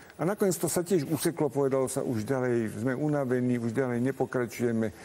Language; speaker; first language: Slovak; non-native, local second language; Hungarian